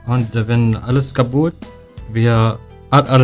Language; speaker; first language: German; non-native, learner; Arabic